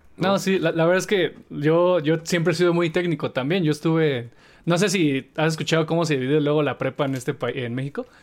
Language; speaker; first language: Spanish; native; Spanish